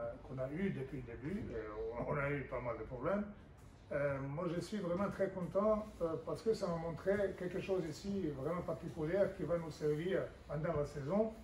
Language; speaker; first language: French; non-native, fluent; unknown